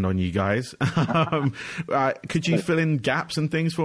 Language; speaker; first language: English; native; English